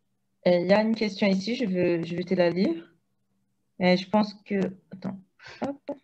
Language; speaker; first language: French; non-native, fluent; Portuguese